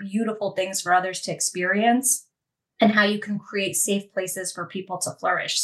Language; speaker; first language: English; native; English